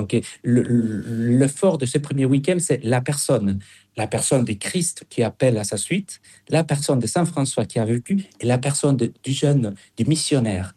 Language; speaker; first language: French; non-native, fluent; Spanish